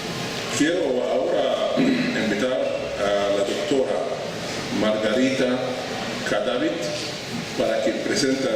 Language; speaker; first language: Spanish; non-native, fluent; Arabic